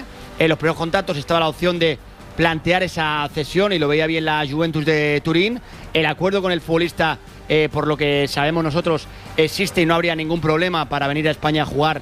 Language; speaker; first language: Spanish; native; Spanish